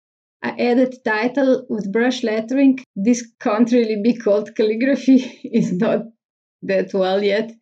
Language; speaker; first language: English; non-native, fluent; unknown